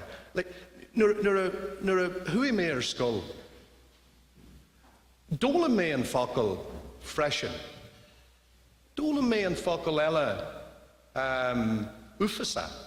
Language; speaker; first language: Irish; non-native, learner; English